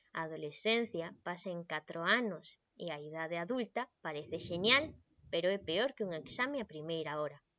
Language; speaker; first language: Galician; non-native, local second language; Spanish